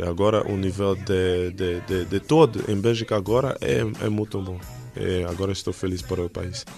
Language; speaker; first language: Portuguese; non-native, learner; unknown